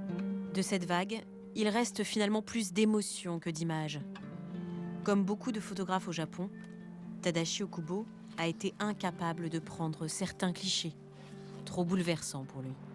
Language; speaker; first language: French; native; French